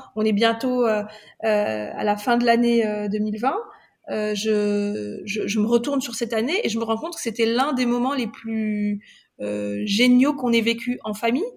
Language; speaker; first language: French; non-native, local second language; Arabic